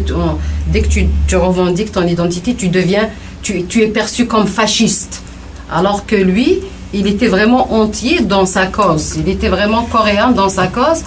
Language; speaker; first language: French; non-native, local second language; Kabyle